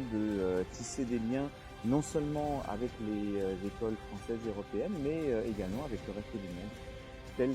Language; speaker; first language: French; native; French